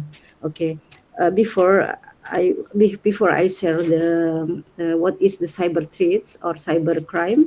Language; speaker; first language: English; non-native, learner; Indonesian